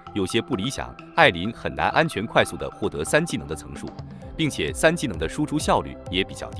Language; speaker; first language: Chinese; native; Chinese